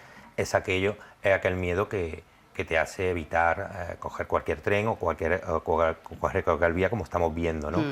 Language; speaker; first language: Spanish; native; Spanish